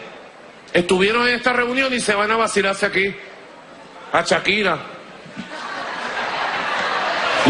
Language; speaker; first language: Spanish; native; Spanish